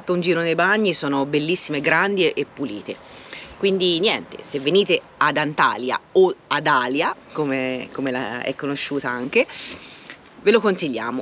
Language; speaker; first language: Italian; native; Italian